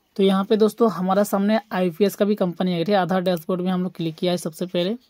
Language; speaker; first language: Hindi; non-native, local second language; Bangla